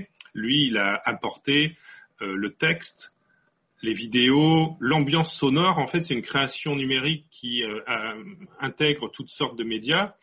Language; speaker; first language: French; native; French